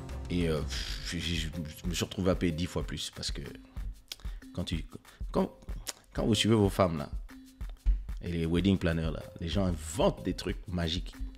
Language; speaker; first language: French; non-native, local second language; Lingala